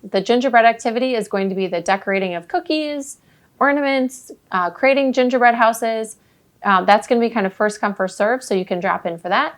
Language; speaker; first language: English; native; English